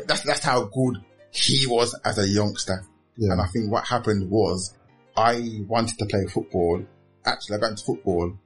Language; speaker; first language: English; native; English